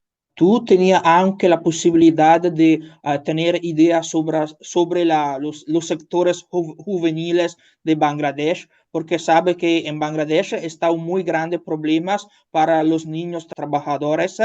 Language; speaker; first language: Spanish; non-native, learner; Italian